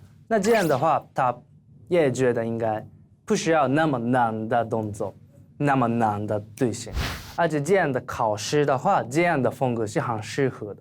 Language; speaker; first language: Chinese; non-native, learner; Korean